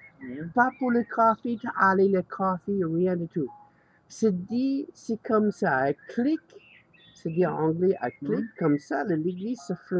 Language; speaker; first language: French; non-native, learner; English